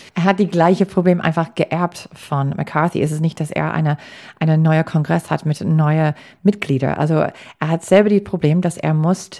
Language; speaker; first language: German; non-native, fluent; English